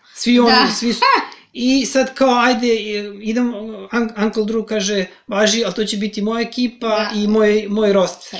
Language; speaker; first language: Serbian; native; Serbian